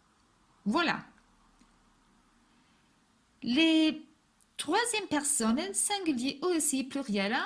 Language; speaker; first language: French; non-native, fluent; Hebrew